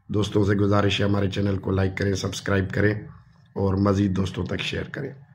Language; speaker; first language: Urdu; non-native, local second language; Sindhi